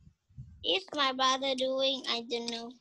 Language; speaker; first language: English; non-native, learner; Vietnamese